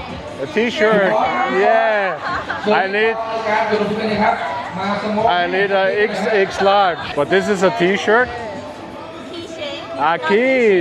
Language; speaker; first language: English; non-native, fluent; German